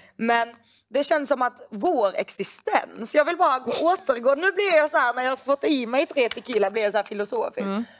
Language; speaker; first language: Swedish; native; Swedish